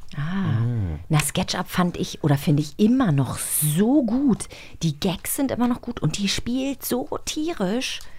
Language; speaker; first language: German; native; German